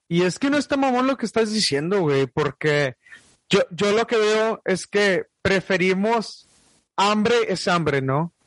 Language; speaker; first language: Spanish; native; Spanish